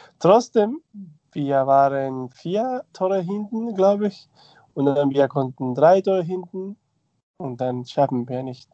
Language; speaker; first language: German; non-native, fluent; Spanish